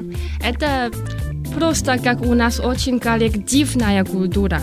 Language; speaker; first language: Russian; non-native, learner; Chinese